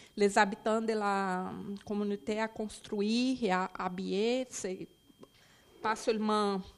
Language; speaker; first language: French; non-native, fluent; Portuguese